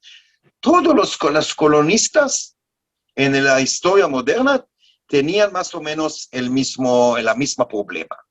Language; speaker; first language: Spanish; non-native, learner; Hebrew